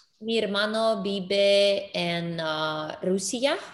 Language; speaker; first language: Spanish; non-native, learner; English